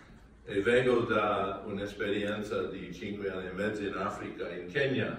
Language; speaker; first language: Italian; non-native, learner; English